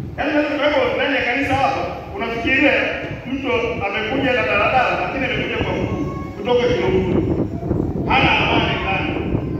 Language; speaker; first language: Swahili; native; Swahili